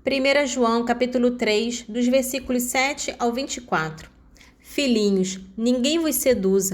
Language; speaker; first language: Portuguese; native; Portuguese